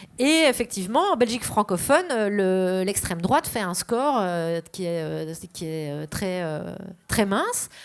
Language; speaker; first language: French; native; French